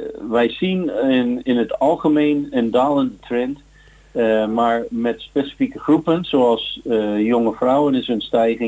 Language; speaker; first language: Dutch; non-native, fluent; English